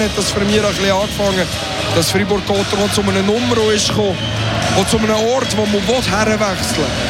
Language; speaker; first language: German; native; German